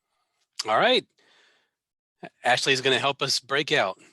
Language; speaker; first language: English; native; English